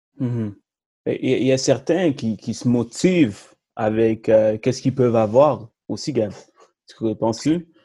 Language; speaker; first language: French; early bilingual, other home language; Tamil